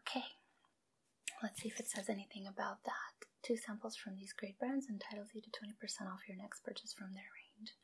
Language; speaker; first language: English; early bilingual, other home language; Russian